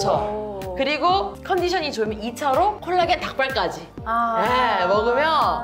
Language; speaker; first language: Korean; native; Korean